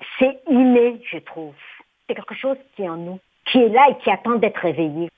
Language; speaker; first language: French; non-native, local second language; Somali